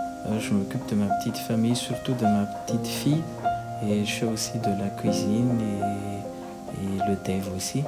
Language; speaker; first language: French; non-native, local second language; Malagasy